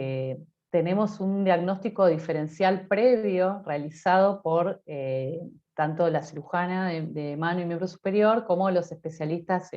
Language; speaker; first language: Spanish; native; Spanish